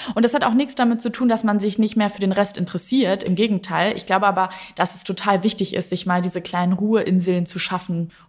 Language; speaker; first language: German; native; German